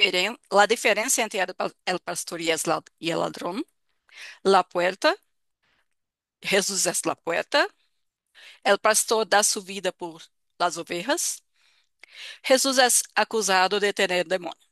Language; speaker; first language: Spanish; non-native, fluent; Portuguese